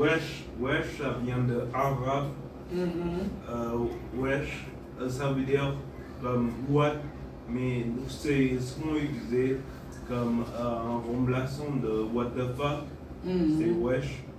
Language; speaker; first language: French; non-native, fluent; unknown